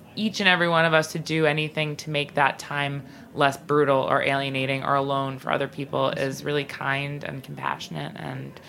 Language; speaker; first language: English; native; English